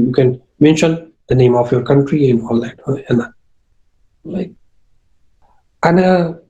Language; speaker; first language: English; non-native, local second language; Urdu